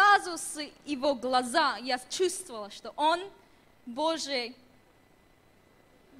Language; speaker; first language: Russian; non-native, fluent; Korean